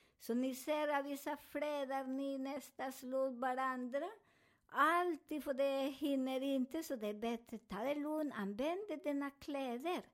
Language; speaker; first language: Swedish; non-native, learner; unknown